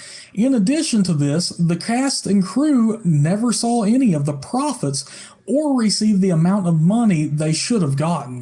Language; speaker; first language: English; native; English